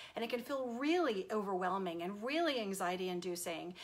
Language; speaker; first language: English; native; English